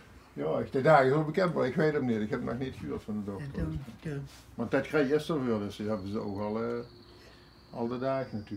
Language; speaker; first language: Dutch; native; Dutch